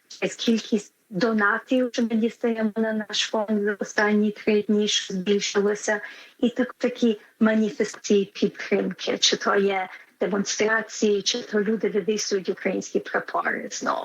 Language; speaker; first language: Ukrainian; early bilingual, heritage; Ukrainian